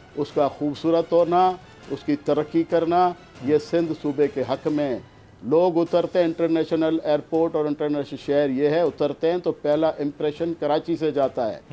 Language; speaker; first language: Urdu; non-native, local second language; Sindhi